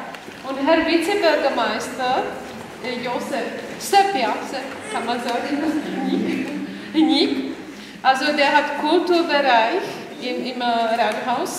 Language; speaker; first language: German; non-native, learner; Czech